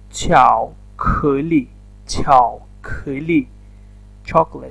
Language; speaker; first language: Chinese; non-native, learner; Urdu